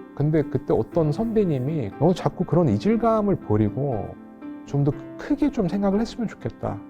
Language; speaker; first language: Korean; non-native, fluent; Russian